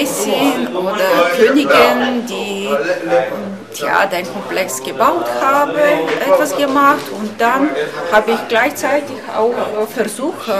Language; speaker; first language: German; non-native, fluent; Bulgarian